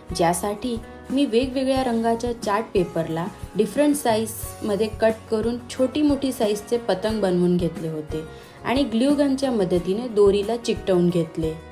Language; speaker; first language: Marathi; non-native, local second language; Gujarati